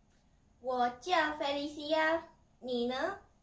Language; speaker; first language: Chinese; non-native, learner; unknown